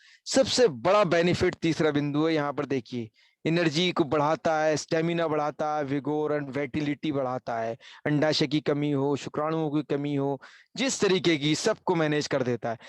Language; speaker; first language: Hindi; native; Hindi